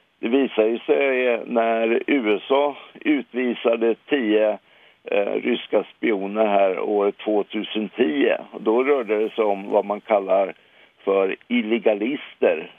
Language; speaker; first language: Swedish; native; Swedish